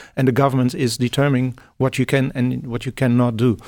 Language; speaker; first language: English; non-native, fluent; Dutch